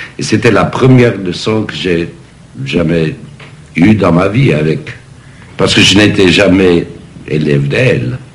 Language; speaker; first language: French; non-native, fluent; English